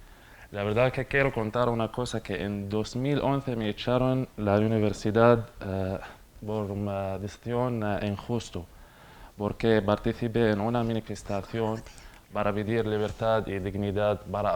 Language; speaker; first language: Spanish; non-native, learner; Arabic